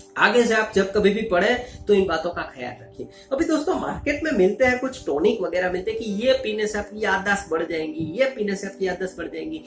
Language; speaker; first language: Hindi; non-native, local second language; Gujarati